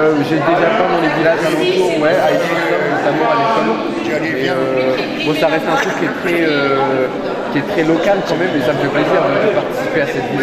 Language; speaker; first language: French; native; French